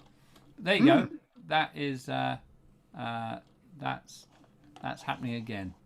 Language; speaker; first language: English; native; English